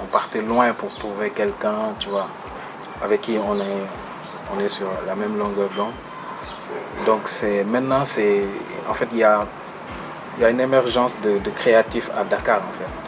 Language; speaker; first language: French; non-native, local second language; Wolof